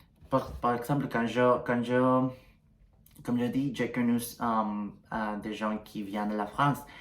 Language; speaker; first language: French; non-native, learner; Spanish